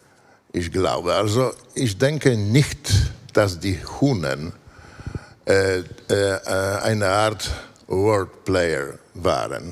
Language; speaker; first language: German; non-native, fluent; Polish